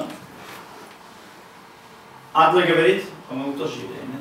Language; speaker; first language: Russian; non-native, learner; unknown